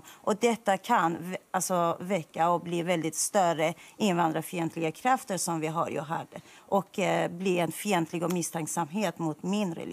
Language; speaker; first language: Swedish; non-native, fluent; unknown